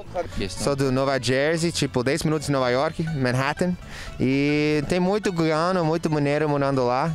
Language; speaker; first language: Portuguese; non-native, fluent; English